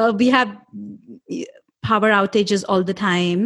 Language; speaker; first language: English; non-native, local second language; Hindi